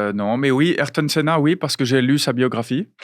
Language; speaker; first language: French; non-native, fluent; Portuguese